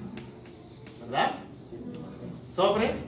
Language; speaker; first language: Spanish; native; Spanish